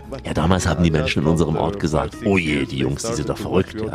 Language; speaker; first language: German; native; German